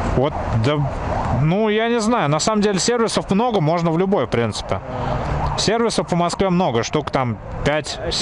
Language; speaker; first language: Russian; native; Russian